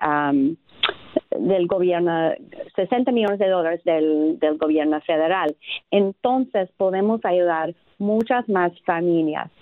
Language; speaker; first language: Spanish; non-native, fluent; English